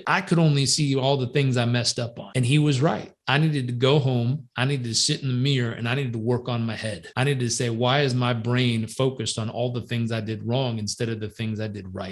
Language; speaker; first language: English; native; English